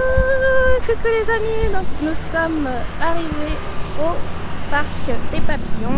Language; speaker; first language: French; native; French